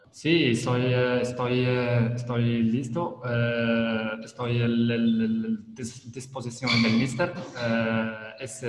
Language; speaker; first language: Spanish; non-native, learner; Italian